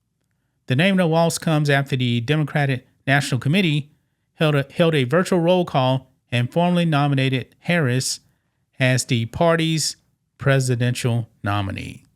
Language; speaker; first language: English; native; English